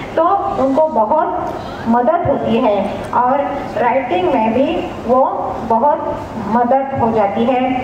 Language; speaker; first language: Hindi; non-native, local second language; Marathi